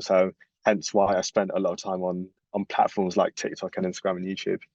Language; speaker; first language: English; native; English